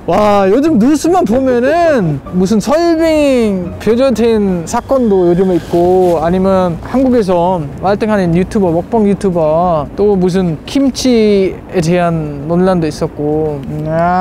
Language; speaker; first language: Korean; non-native, fluent; German